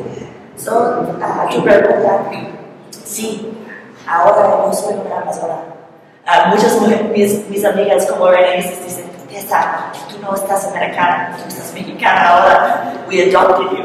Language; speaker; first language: Spanish; non-native, learner; English